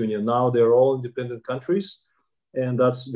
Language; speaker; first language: English; non-native, fluent; Kazakh